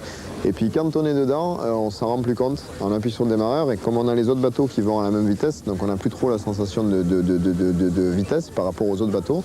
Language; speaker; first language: French; native; French